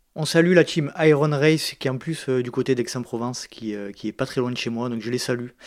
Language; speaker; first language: French; native; French